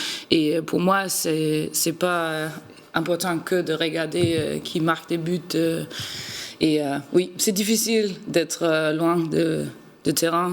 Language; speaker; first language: French; non-native, learner; Danish